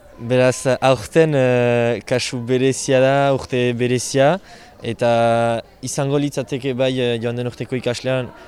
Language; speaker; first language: Basque; native; Basque